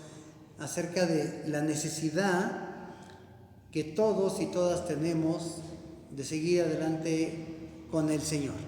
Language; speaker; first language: Spanish; native; Spanish